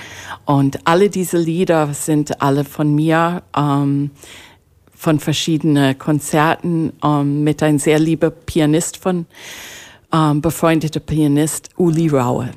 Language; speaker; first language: German; non-native, fluent; English